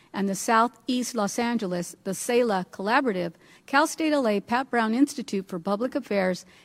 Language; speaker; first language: English; early bilingual, other home language; Spanish